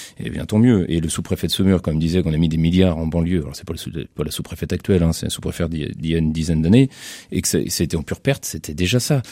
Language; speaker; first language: French; native; French